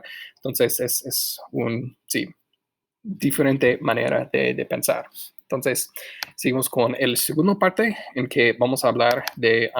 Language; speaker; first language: Spanish; non-native, fluent; English